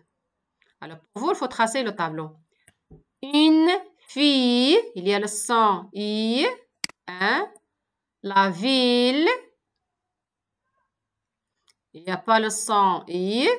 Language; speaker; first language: French; non-native, local second language; Arabic